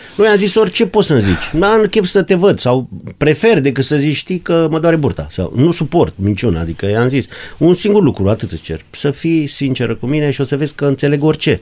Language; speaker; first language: Romanian; non-native, local second language; German